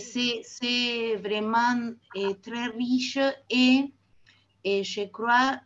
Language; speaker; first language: French; non-native, fluent; Spanish